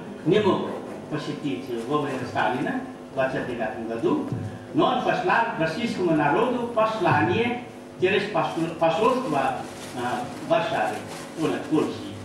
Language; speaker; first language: Russian; non-native, fluent; Nepali